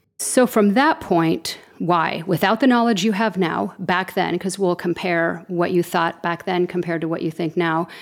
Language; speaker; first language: English; native; English